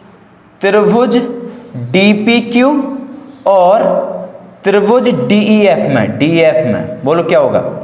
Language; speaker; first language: Hindi; native; Hindi